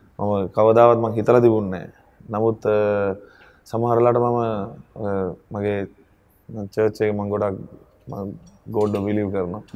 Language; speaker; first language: Sinhala; native; Sinhala